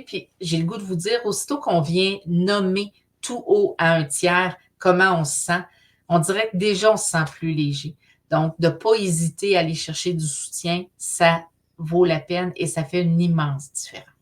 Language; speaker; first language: French; native; French